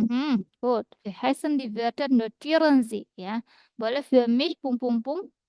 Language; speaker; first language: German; non-native, fluent; Indonesian